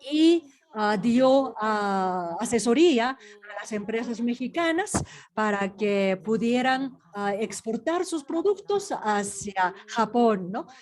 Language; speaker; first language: Spanish; non-native, fluent; Japanese